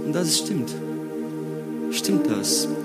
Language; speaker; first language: German; non-native, learner; Portuguese